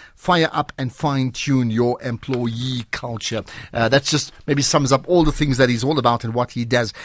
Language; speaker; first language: English; native; English